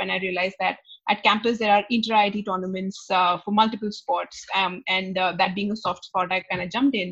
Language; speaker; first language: English; non-native, local second language; Hindi